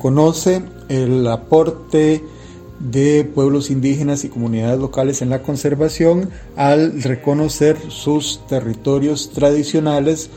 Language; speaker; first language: Spanish; native; Spanish